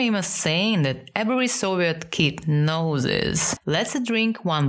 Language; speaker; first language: English; non-native, fluent; Russian